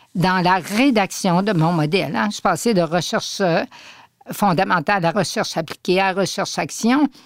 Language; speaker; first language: French; native; French